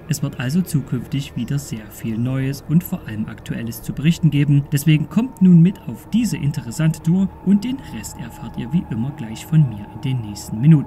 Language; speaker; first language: German; native; German